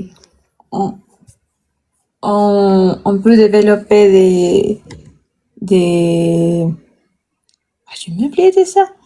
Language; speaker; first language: French; non-native, learner; Spanish